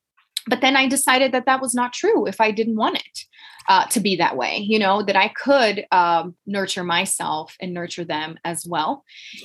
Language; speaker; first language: English; non-native, fluent; Portuguese